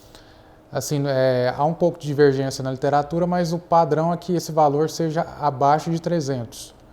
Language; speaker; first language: Portuguese; native; Portuguese